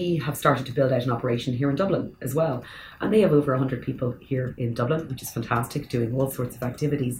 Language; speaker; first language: English; native; English